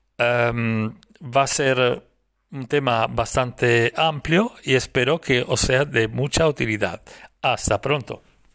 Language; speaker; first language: Spanish; non-native, fluent; Italian